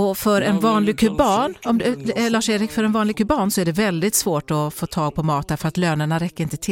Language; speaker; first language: Swedish; native; Swedish